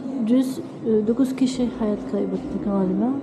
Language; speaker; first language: Turkish; non-native, learner; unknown